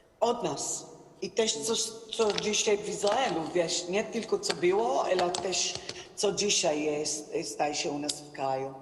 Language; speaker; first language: Polish; non-native, learner; Hebrew